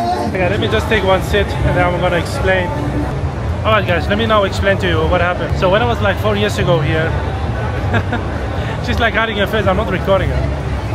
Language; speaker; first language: English; non-native, fluent; Arabic